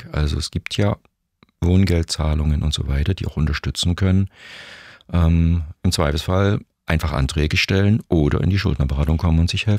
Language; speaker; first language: German; native; German